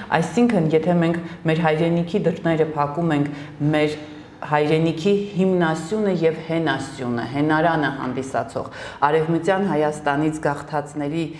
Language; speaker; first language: Armenian; native; Armenian